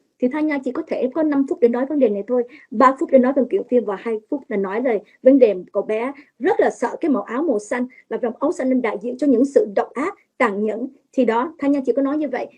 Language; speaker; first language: Vietnamese; early bilingual, heritage; Vietnamese